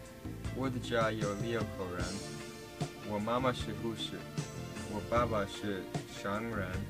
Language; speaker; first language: Chinese; non-native, learner; English